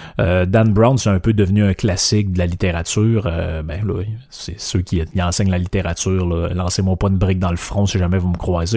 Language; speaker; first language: French; native; French